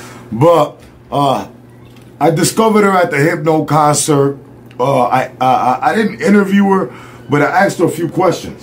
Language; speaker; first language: English; early bilingual, other home language; Spanish